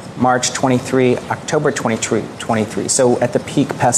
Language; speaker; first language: English; native; English